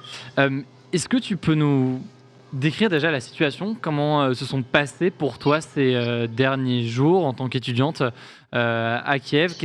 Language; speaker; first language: French; native; French